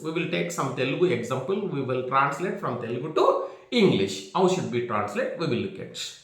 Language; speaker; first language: English; non-native, local second language; Telugu